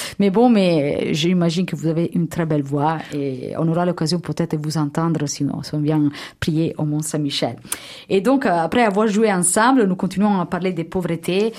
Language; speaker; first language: French; non-native, fluent; Italian